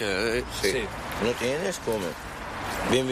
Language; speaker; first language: Spanish; non-native, learner; Arabic